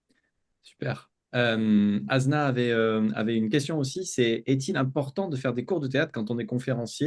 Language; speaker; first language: French; native; French